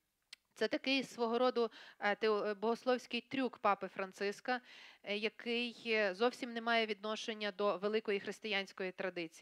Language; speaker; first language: Ukrainian; native; Ukrainian